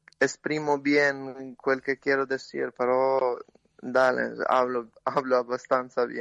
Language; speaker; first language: Spanish; non-native, learner; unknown